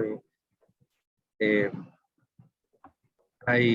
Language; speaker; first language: English; non-native, learner; Spanish